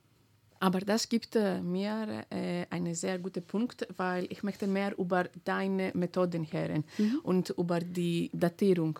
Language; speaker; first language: German; non-native, fluent; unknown